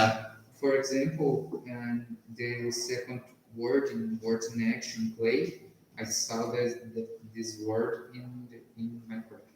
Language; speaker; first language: English; non-native, learner; Portuguese